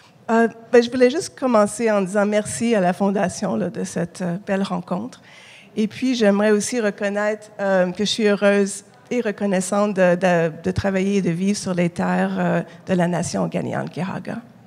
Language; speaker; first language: French; native; French